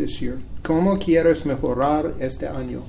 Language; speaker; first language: Spanish; non-native, learner; English